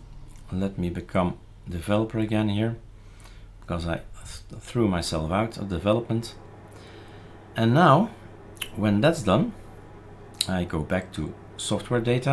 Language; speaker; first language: English; non-native, fluent; Dutch